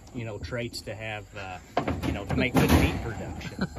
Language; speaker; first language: English; native; English